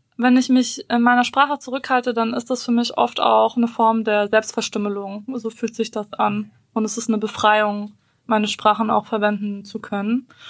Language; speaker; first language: German; early bilingual, other home language; Bosnian